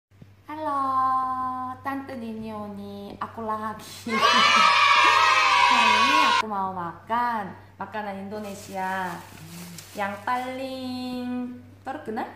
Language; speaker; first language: Indonesian; non-native, fluent; Korean